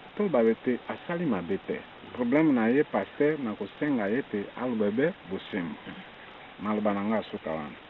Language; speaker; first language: Lingala; native; Lingala